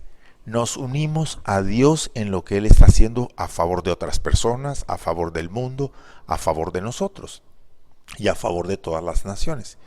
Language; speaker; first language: Spanish; native; Spanish